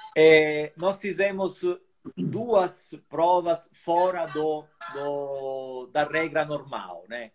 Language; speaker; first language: Portuguese; non-native, fluent; Italian